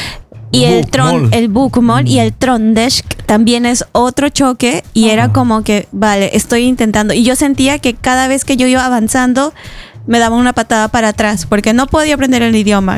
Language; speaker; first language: Spanish; native; Spanish